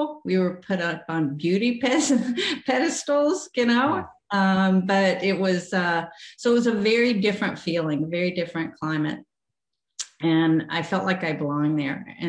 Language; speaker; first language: English; native; English